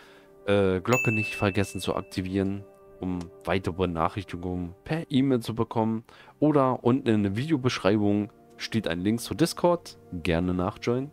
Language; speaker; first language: German; native; German